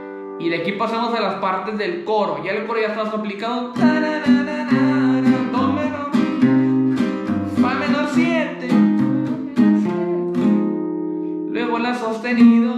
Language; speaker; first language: Spanish; native; Spanish